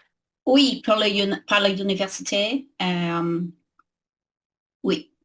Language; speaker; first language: French; non-native, learner; English